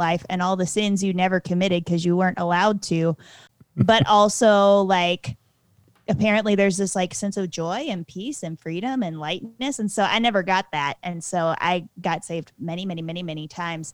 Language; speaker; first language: English; native; English